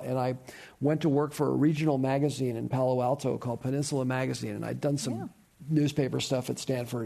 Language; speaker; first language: English; native; English